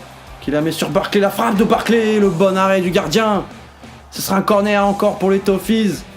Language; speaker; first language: French; native; French